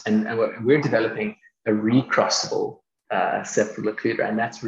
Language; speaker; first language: English; native; English